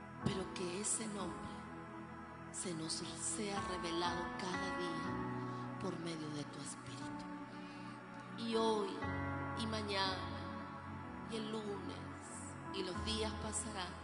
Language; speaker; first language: Spanish; native; Spanish